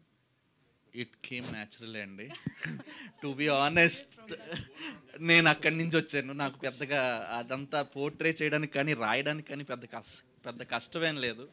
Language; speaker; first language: Telugu; native; Telugu